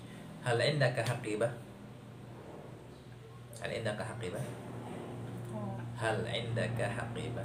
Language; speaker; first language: Arabic; non-native, fluent; Indonesian